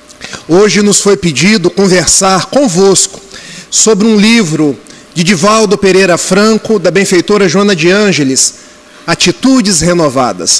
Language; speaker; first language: Portuguese; native; Portuguese